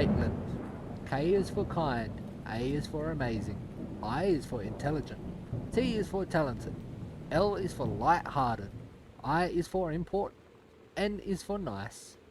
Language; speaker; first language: English; native; English